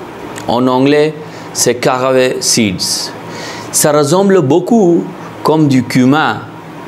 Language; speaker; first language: French; non-native, fluent; Hindi